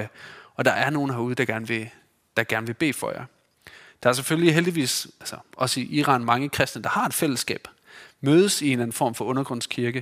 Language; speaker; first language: Danish; native; Danish